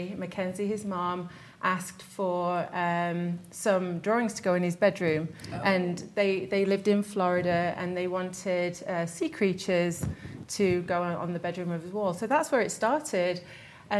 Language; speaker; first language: English; native; English